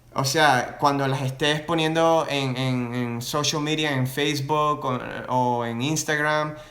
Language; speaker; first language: Spanish; early bilingual, other home language; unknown